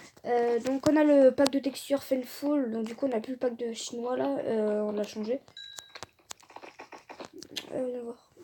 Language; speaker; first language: French; native; French